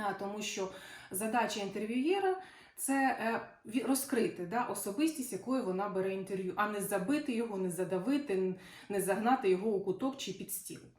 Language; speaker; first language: Ukrainian; non-native, local second language; Russian